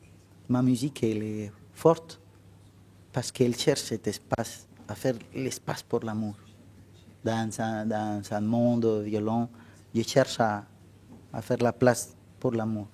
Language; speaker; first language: French; non-native, fluent; Spanish